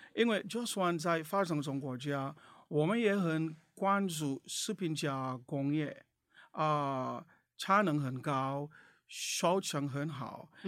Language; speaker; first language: Chinese; non-native, fluent; English